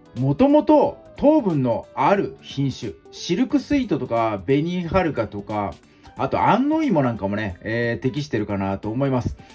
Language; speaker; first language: Japanese; native; Japanese